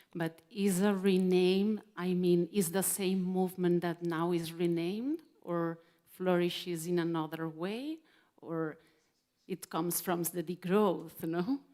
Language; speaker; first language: English; non-native, fluent; Catalan